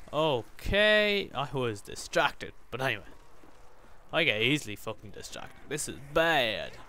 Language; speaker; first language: English; native; English